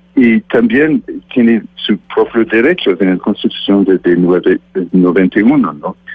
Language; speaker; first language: Spanish; non-native, fluent; English